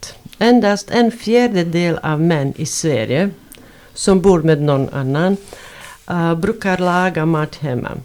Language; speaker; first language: Swedish; non-native, fluent; Bosnian